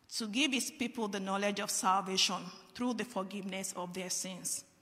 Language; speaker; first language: English; non-native, local second language; Yoruba